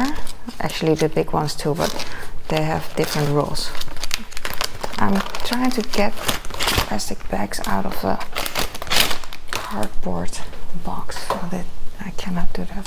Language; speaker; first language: English; non-native, fluent; Dutch